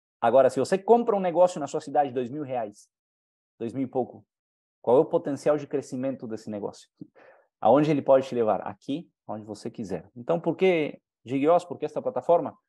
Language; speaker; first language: Portuguese; non-native, fluent; Spanish